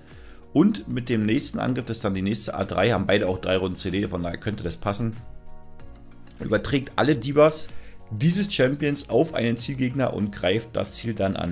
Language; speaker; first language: German; native; German